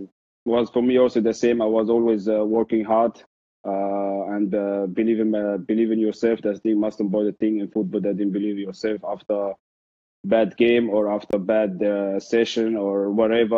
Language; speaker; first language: English; non-native, fluent; Arabic